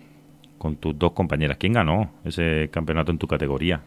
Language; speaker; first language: Spanish; native; Spanish